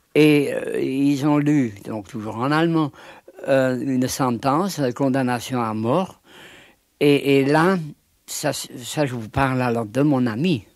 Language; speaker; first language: French; native; French